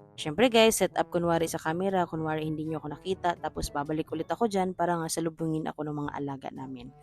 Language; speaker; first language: Filipino; non-native, local second language; Cebuano